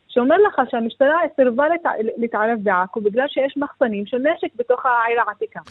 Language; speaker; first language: Hebrew; non-native, local second language; Arabic